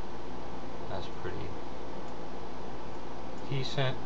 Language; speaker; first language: English; native; English